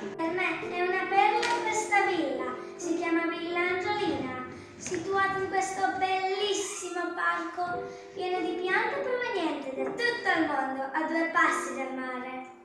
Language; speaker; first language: Italian; non-native, learner; Croatian